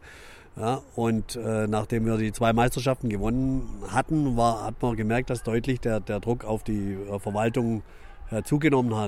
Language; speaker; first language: German; native; German